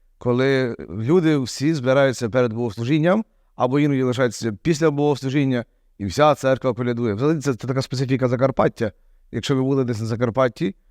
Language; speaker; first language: Ukrainian; native; Ukrainian